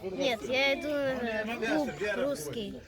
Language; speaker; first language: Russian; early bilingual, heritage; Russian